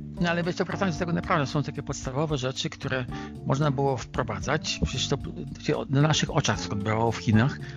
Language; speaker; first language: Polish; native; Polish